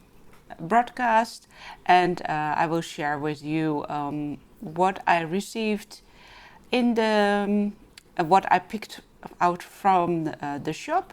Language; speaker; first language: English; non-native, fluent; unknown